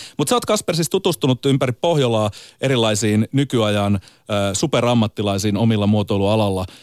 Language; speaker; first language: Finnish; native; Finnish